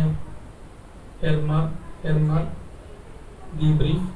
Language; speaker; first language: German; non-native, learner; Hindi